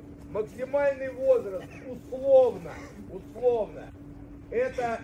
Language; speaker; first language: Russian; native; Russian